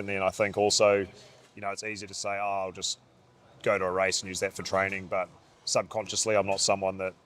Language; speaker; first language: English; native; English